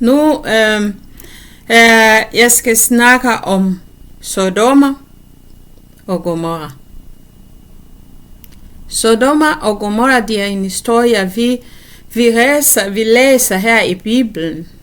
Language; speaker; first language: Danish; non-native, learner; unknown